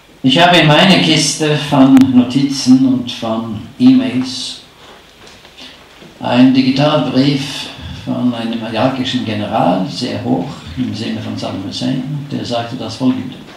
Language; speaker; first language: German; non-native, fluent; Norwegian